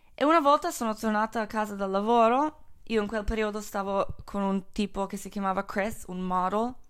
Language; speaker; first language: Italian; non-native, fluent; Croatian